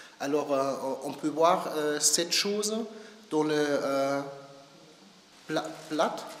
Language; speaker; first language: French; non-native, learner; German